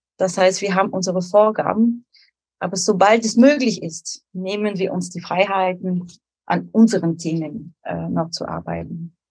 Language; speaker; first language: German; non-native, fluent; French